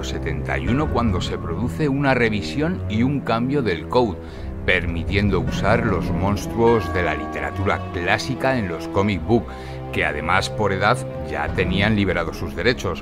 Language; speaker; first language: Spanish; native; Spanish